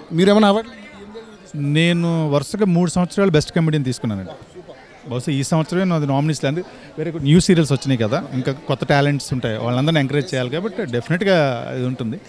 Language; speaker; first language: Telugu; native; Telugu